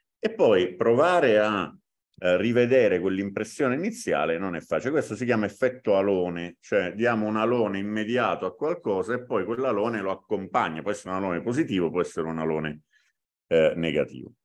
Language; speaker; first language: Italian; native; Italian